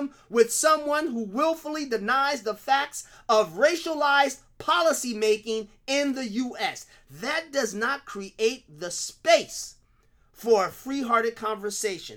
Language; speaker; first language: English; native; English